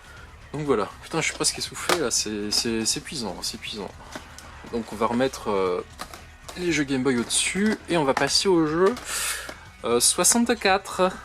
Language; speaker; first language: French; native; French